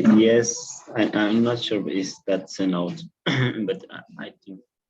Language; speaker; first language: English; non-native, learner; Spanish